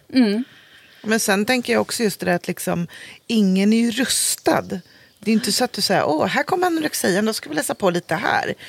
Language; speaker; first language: Swedish; native; Swedish